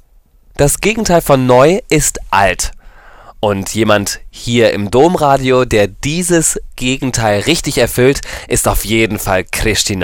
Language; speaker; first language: German; native; German